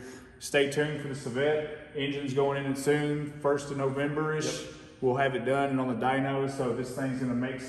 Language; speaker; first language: English; native; English